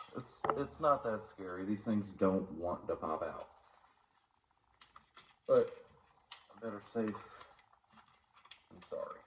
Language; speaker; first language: English; native; English